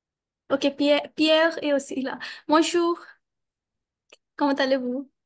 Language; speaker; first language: French; non-native, learner; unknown